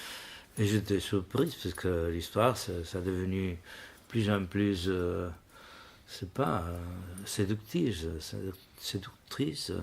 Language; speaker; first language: French; non-native, learner; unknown